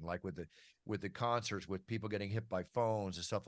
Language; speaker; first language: English; native; English